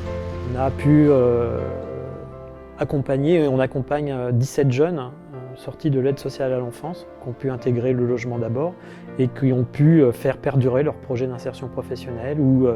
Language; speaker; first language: French; native; French